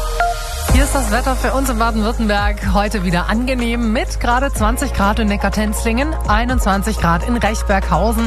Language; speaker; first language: German; native; German